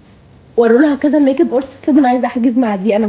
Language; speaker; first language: Arabic; native; Arabic